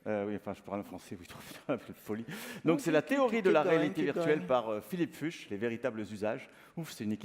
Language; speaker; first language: French; native; French